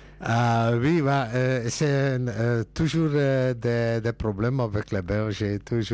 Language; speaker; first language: French; non-native, local second language; Dutch